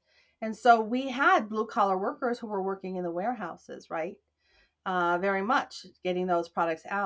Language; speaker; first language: English; native; English